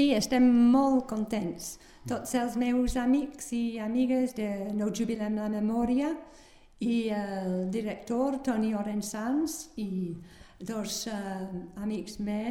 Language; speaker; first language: Catalan; non-native, fluent; English